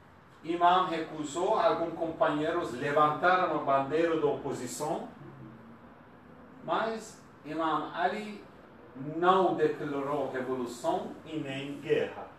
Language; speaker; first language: Portuguese; non-native, learner; Persian